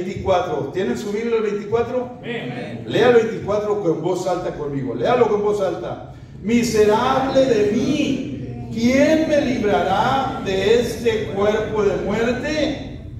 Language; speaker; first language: Spanish; native; Spanish